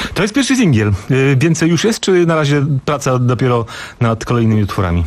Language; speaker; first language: Polish; native; Polish